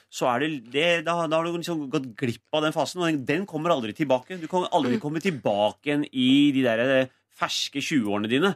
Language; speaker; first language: Norwegian; early bilingual, other home language; Urdu